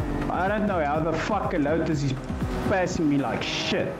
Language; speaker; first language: English; non-native, local second language; Afrikaans